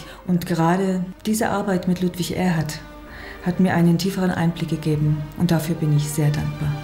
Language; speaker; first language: German; native; German